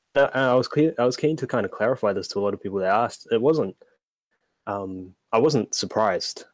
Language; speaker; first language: English; native; English